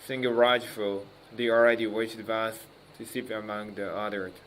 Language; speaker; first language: English; non-native, learner; Japanese